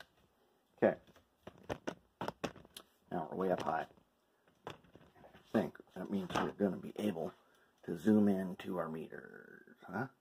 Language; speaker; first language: English; native; English